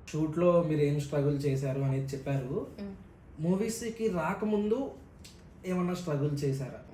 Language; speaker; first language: Telugu; native; Telugu